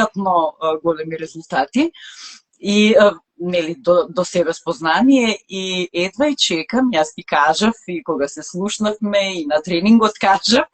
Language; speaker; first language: Macedonian; native; Macedonian